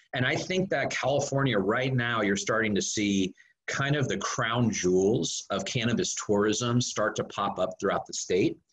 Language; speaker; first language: English; native; English